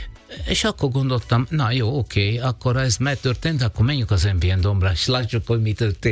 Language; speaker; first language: Hungarian; non-native, fluent; Italian